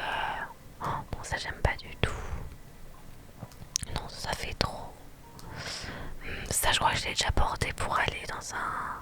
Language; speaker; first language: French; native; French